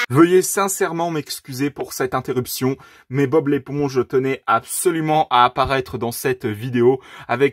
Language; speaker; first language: French; native; French